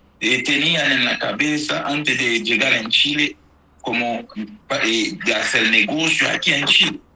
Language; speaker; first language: Spanish; non-native, fluent; Haitian Creole